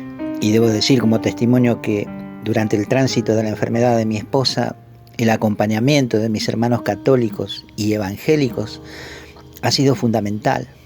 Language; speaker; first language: Spanish; native; Spanish